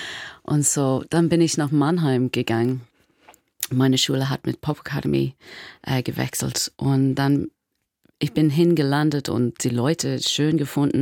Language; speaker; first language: German; non-native, learner; English